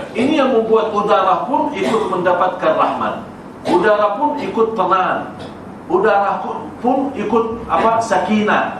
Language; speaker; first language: Malay; non-native, fluent; Arabic